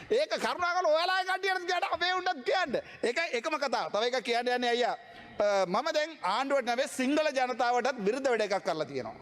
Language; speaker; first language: Sinhala; non-native, local second language; Tamil